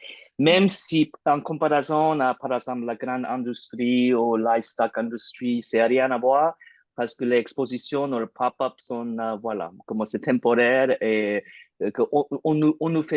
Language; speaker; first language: French; non-native, fluent; English